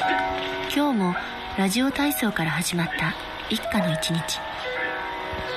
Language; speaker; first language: Japanese; native; Japanese